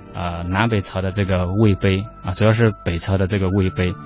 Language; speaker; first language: Chinese; non-native, local second language; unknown